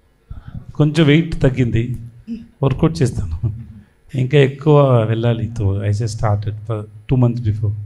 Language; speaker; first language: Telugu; non-native, learner; Tamil